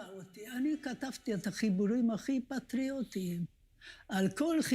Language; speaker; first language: Hebrew; non-native, fluent; Hungarian